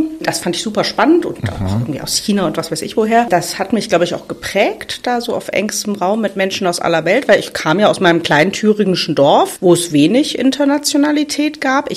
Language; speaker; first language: German; native; German